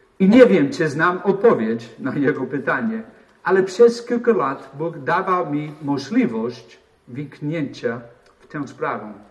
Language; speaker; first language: Polish; non-native, fluent; English